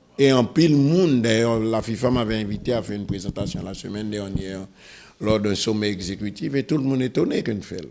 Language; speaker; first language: French; non-native, local second language; Haitian Creole